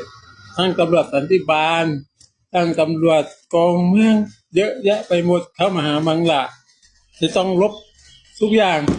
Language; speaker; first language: Thai; native; Thai